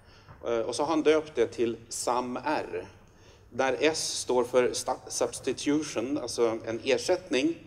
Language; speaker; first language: Swedish; native; Swedish